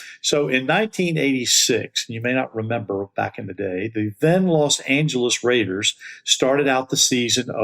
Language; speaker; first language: English; native; English